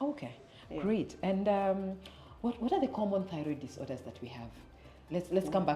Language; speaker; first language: English; native; English